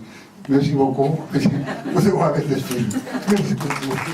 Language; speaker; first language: French; non-native, learner; Spanish